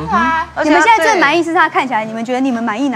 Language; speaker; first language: Chinese; native; Chinese